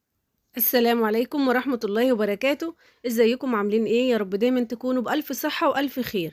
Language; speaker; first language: Arabic; native; Arabic